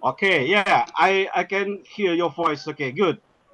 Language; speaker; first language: English; non-native, learner; Indonesian